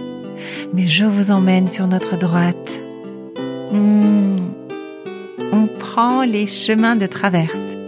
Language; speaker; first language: French; native; French